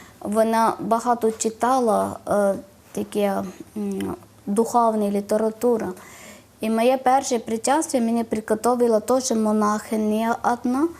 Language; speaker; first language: Ukrainian; non-native, learner; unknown